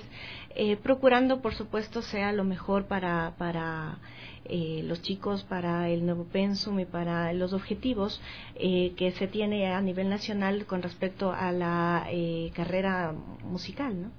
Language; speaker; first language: Spanish; native; Spanish